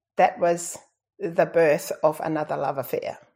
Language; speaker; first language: English; non-native, fluent; Tongan